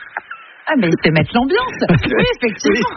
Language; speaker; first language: French; native; French